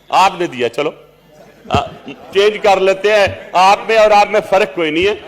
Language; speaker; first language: Urdu; non-native, local second language; Punjabi